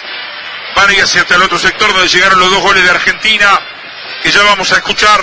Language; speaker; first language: Spanish; native; Spanish